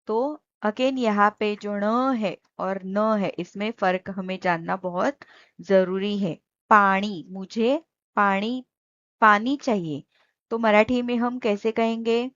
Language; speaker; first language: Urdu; non-native, local second language; Marathi